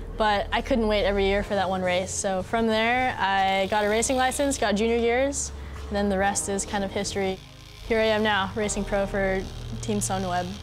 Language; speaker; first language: English; native; English